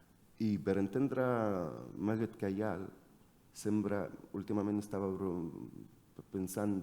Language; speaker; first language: Catalan; non-native, fluent; Arabic